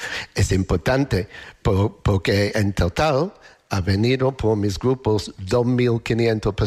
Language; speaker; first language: Spanish; non-native, fluent; English